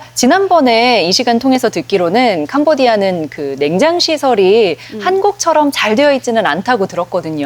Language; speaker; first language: Korean; native; Korean